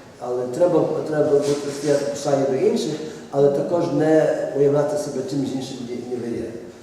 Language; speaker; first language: Ukrainian; early bilingual, heritage; Ukrainian